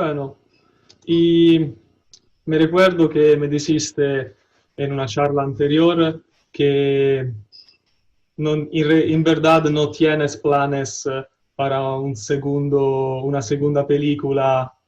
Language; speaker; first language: Spanish; non-native, learner; Italian